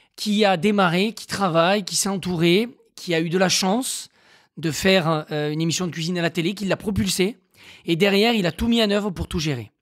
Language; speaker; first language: French; native; French